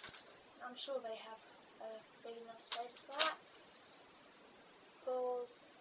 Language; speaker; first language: English; native; English